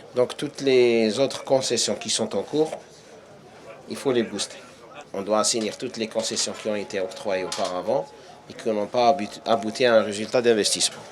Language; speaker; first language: French; non-native, local second language; Arabic